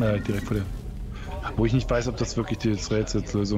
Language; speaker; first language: German; native; German